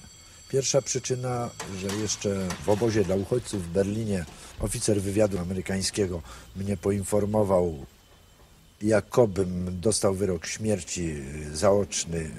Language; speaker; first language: Polish; native; Polish